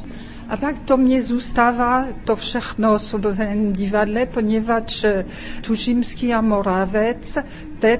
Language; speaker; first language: Czech; non-native, fluent; French